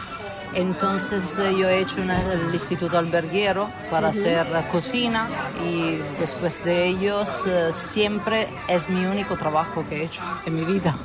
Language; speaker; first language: Spanish; non-native, fluent; Italian